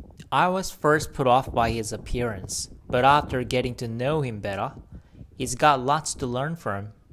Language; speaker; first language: English; non-native, fluent; Korean